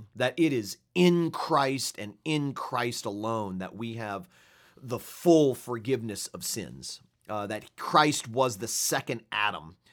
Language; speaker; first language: English; native; English